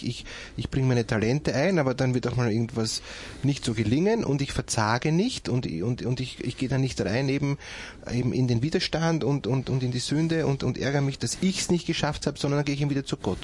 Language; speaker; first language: German; native; German